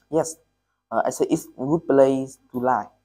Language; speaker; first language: English; non-native, learner; Vietnamese